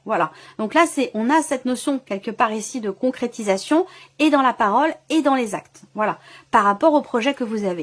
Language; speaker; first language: French; native; French